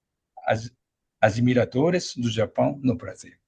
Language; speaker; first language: Portuguese; non-native, fluent; Japanese